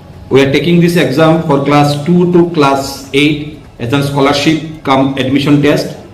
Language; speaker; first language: English; non-native, local second language; Bangla